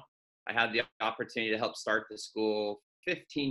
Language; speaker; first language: English; native; English